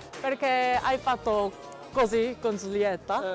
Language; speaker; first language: Italian; non-native, learner; Korean